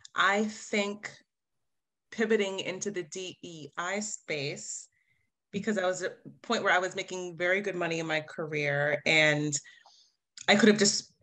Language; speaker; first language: English; native; English